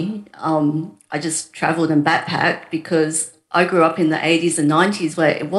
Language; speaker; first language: English; native; English